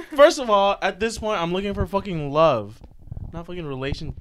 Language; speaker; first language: English; non-native, local second language; Cantonese